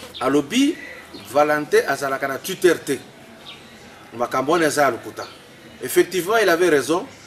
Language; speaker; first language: Lingala; non-native, local second language; Swahili